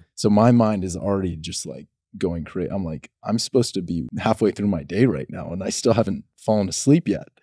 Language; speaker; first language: English; native; English